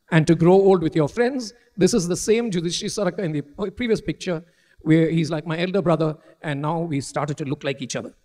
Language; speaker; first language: English; non-native, local second language; Malayalam